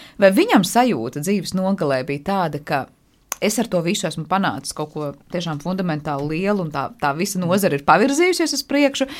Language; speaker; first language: Latvian; native; Latvian